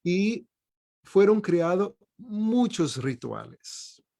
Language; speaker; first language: Spanish; non-native, fluent; Portuguese